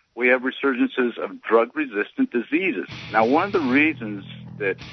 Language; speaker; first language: English; native; English